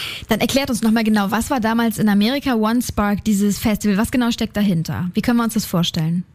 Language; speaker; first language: German; native; German